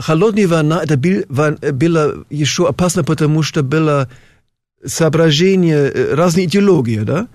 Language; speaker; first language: Russian; non-native, fluent; German